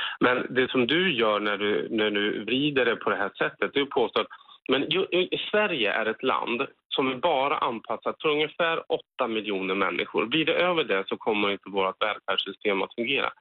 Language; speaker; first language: Swedish; native; Swedish